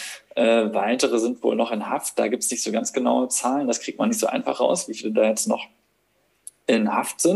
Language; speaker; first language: German; native; German